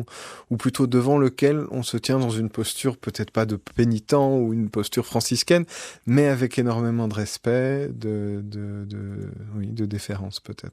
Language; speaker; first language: French; native; French